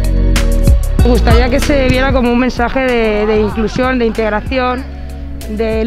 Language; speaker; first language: Spanish; native; Spanish